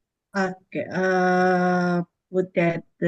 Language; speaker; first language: French; non-native, learner; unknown